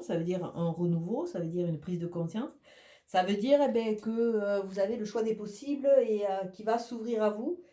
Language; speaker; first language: French; native; French